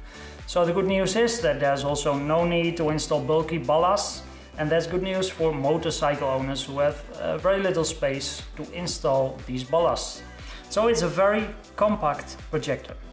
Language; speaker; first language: English; non-native, fluent; Dutch